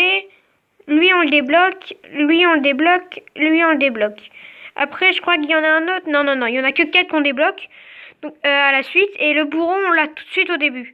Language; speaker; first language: French; native; French